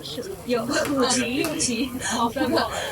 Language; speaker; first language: Chinese; non-native, fluent; Vietnamese